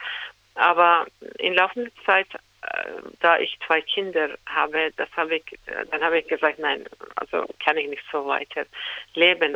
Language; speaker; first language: German; non-native, fluent; Persian